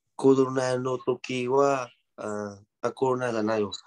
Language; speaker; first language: Japanese; non-native, learner; Vietnamese